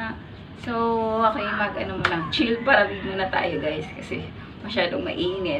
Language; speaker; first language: Filipino; native; Filipino